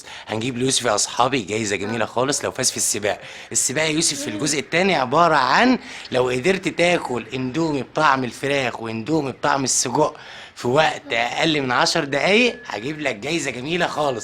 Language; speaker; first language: Arabic; native; Arabic